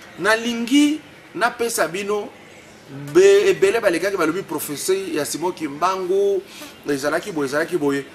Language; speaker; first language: Lingala; non-native, local second language; Swahili